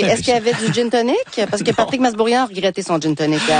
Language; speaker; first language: French; native; French